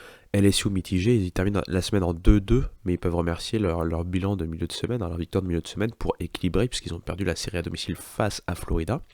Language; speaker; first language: French; native; French